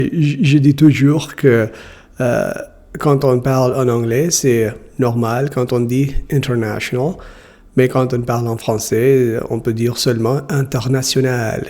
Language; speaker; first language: French; non-native, learner; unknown